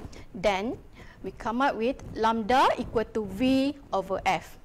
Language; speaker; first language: English; non-native, local second language; Malay